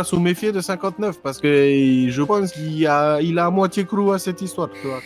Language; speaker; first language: French; native; French